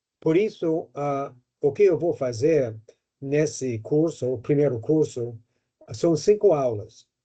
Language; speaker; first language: Portuguese; non-native, fluent; English